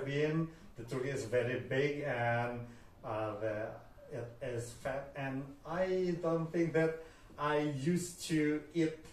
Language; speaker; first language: English; non-native, fluent; Indonesian